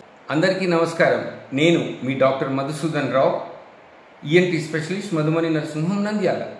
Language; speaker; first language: Telugu; native; Telugu